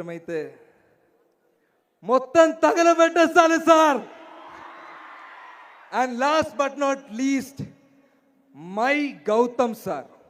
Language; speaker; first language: Telugu; non-native, learner; Malayalam